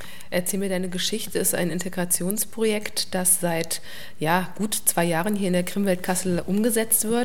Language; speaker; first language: German; native; German